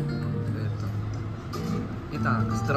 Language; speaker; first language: Russian; native; Russian